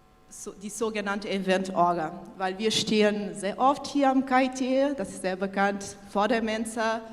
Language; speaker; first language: German; non-native, local second language; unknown